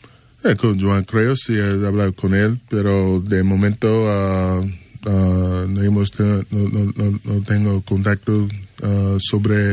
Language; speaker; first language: Spanish; non-native, learner; English